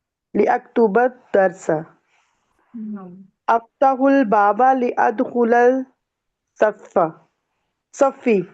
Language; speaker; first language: Arabic; non-native, learner; Urdu